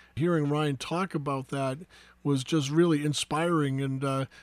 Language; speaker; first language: English; native; English